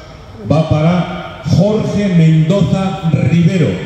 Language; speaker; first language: Spanish; native; Spanish